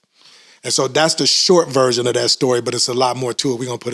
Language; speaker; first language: English; native; English